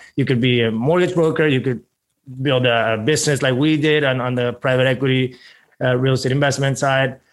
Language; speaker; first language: English; non-native, fluent; Spanish